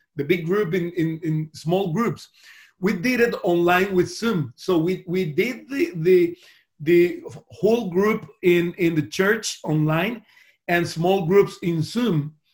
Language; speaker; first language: English; non-native, fluent; Spanish